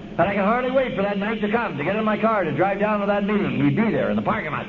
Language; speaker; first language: English; native; English